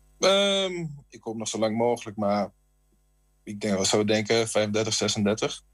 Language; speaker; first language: Dutch; native; Dutch